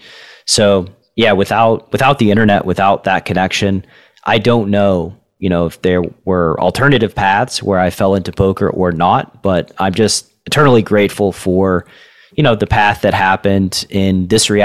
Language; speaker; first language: English; native; English